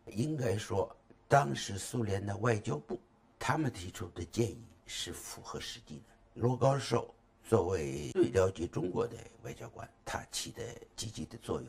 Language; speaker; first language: Chinese; native; Chinese